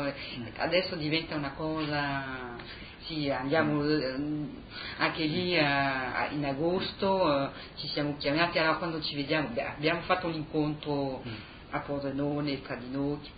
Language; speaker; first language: Italian; early bilingual, heritage; Italian